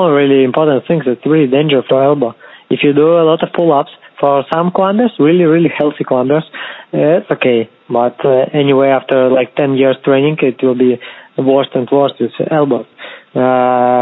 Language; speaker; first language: English; non-native, learner; Kazakh